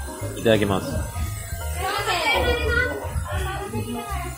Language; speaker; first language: Japanese; native; Japanese